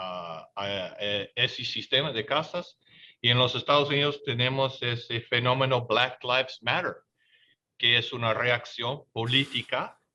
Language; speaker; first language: Spanish; non-native, fluent; English